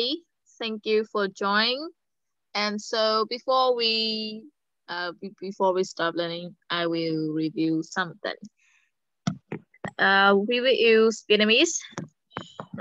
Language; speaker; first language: English; non-native, fluent; Vietnamese